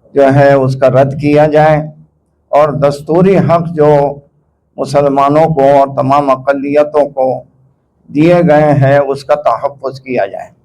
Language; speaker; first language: Urdu; native; Urdu